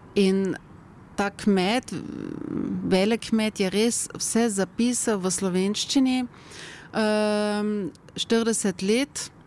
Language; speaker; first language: Slovenian; non-native, local second language; German